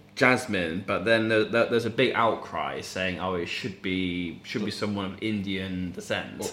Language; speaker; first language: English; native; English